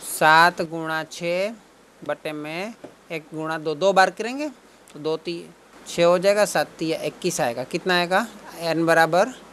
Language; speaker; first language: Hindi; non-native, local second language; Gujarati